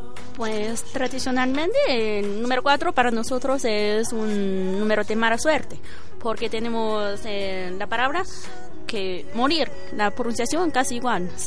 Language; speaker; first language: Spanish; non-native, learner; Chinese